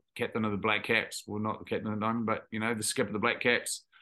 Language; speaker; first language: English; native; English